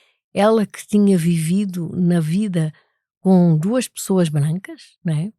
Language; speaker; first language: Portuguese; native; Portuguese